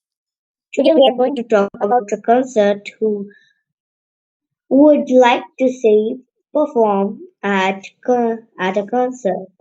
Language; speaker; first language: English; non-native, learner; Hindi